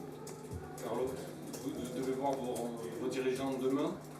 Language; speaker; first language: French; native; French